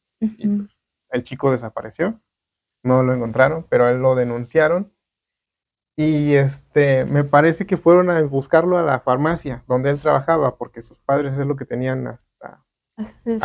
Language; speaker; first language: Spanish; native; Spanish